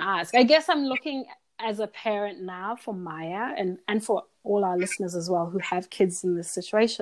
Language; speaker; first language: English; non-native, local second language; Shona